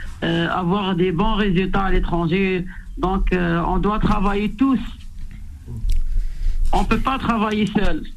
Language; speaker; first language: French; non-native, local second language; Arabic